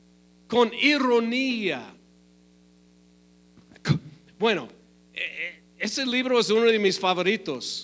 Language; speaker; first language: Spanish; non-native, fluent; English